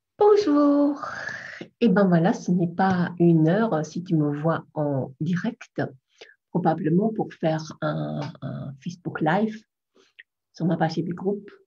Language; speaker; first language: French; non-native, fluent; German